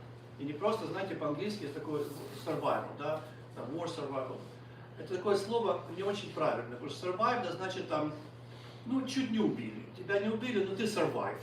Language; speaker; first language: Russian; native; Russian